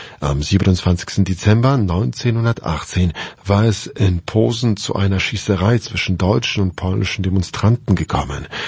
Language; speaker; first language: German; non-native, fluent; Polish